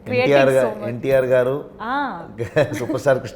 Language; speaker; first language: Telugu; non-native, learner; Kannada